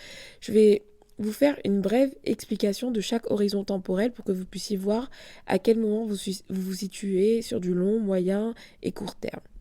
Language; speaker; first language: French; native; French